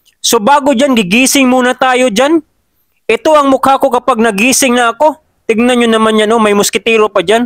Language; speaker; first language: Filipino; non-native, local second language; Cebuano